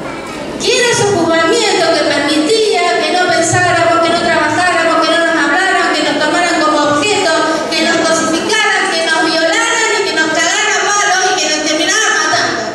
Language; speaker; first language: Spanish; native; Spanish